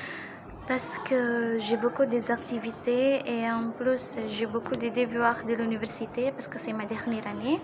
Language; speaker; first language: French; non-native, learner; Indonesian